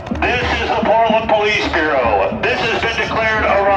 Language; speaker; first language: English; native; English